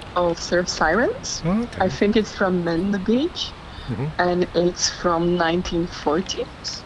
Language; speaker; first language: English; non-native, fluent; Slovak